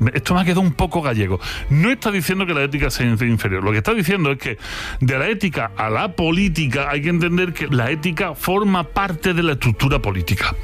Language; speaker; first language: Spanish; native; Spanish